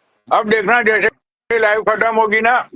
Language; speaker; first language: Hindi; native; Hindi